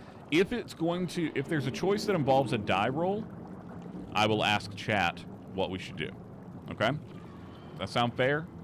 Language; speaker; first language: English; native; English